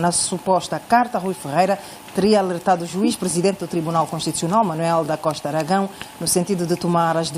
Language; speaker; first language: Portuguese; native; Portuguese